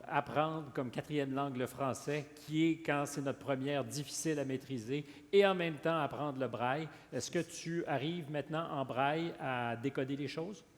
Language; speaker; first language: French; native; French